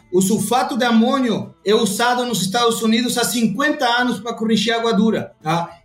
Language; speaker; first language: Portuguese; non-native, fluent; Spanish